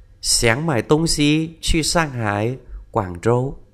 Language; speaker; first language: Chinese; non-native, fluent; Vietnamese